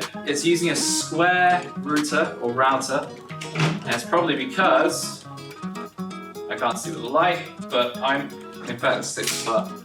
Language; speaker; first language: English; native; English